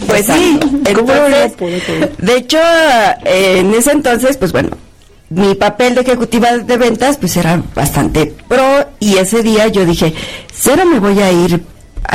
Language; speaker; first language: Spanish; native; Spanish